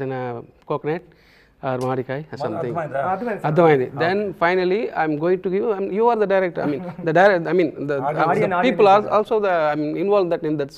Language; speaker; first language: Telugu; non-native, learner; Tamil